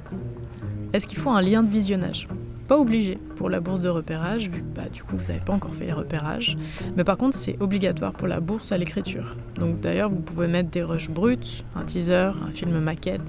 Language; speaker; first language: French; native; French